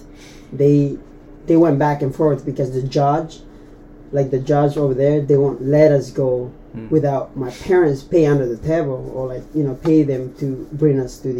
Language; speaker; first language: English; non-native, fluent; Tetum